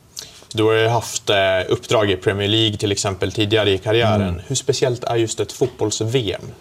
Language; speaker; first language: Swedish; native; Swedish